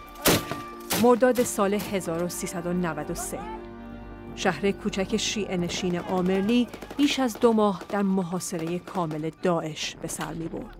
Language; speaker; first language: Persian; native; Persian